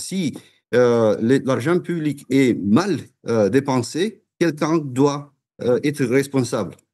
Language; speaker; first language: French; non-native, fluent; Romanian